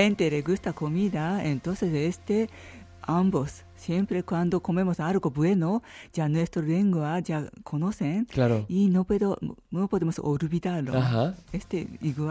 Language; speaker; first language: Spanish; non-native, learner; Japanese